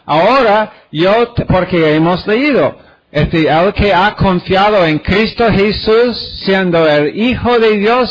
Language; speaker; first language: Spanish; non-native, fluent; English